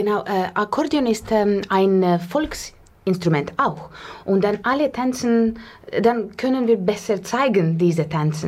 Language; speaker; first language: German; non-native, learner; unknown